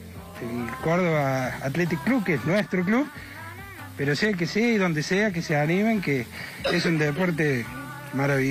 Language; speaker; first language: Spanish; native; Spanish